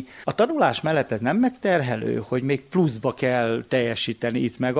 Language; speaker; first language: Hungarian; native; Hungarian